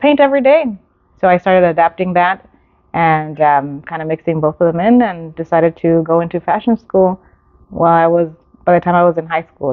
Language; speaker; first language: English; native; English